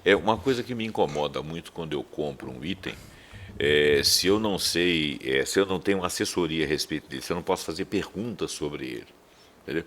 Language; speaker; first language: Portuguese; native; Portuguese